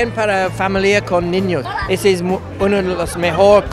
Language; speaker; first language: Spanish; non-native, learner; English